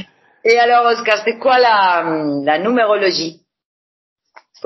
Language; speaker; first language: French; non-native, fluent; Spanish